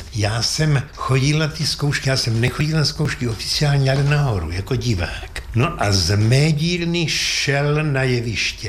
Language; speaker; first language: Czech; native; Czech